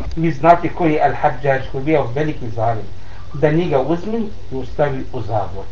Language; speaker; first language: Bosnian; non-native, learner; Arabic